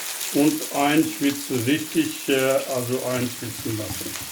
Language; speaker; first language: German; non-native, learner; Urdu